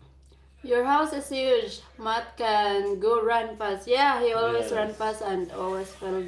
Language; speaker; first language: English; non-native, local second language; Cebuano